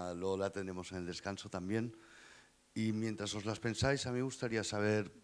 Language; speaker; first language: Spanish; native; Spanish